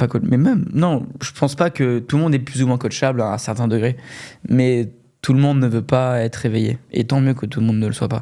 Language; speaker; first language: French; native; French